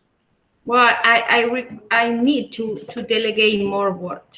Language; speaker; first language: English; non-native, learner; Spanish